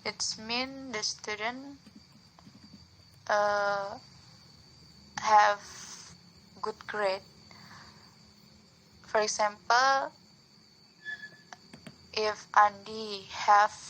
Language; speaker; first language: English; non-native, learner; Indonesian